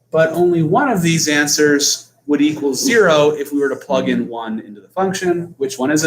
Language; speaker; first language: English; native; English